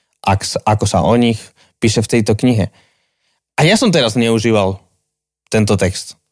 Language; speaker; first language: Slovak; non-native, fluent; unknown